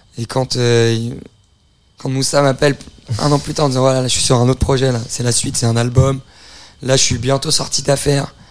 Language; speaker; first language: French; native; French